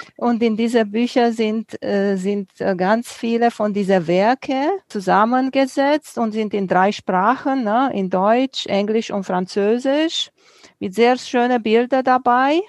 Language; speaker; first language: German; non-native, fluent; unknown